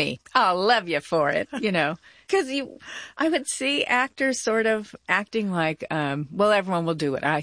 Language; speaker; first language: English; native; English